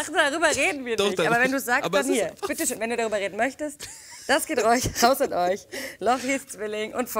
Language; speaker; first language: German; native; German